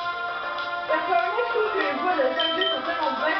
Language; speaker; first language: French; native; French